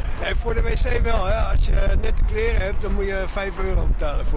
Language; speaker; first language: Dutch; native; Dutch